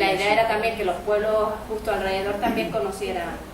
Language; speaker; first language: Spanish; native; Spanish